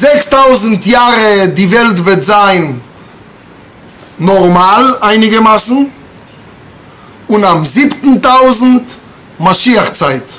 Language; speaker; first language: German; non-native, fluent; Hebrew